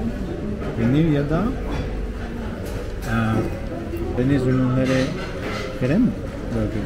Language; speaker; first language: Turkish; non-native, learner; Spanish